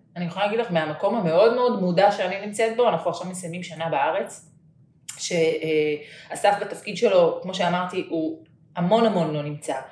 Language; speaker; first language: Hebrew; native; Hebrew